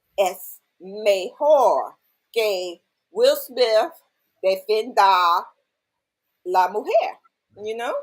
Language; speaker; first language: Spanish; non-native, learner; English